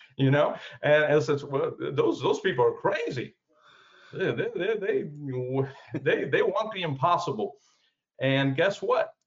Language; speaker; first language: English; early bilingual, other home language; Spanish